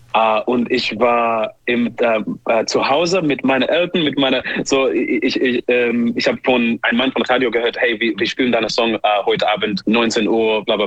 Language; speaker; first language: German; non-native, learner; English